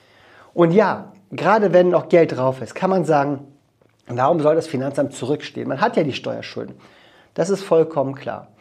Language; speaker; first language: German; native; German